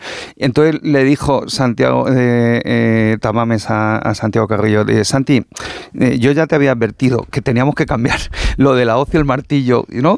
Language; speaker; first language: Spanish; native; Spanish